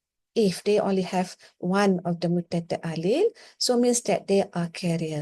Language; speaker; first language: English; non-native, local second language; Malay